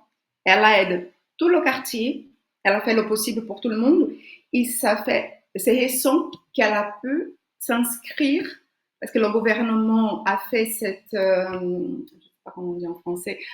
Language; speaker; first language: French; non-native, fluent; Portuguese